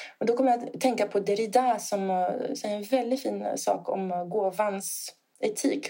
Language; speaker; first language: Swedish; non-native, fluent; Italian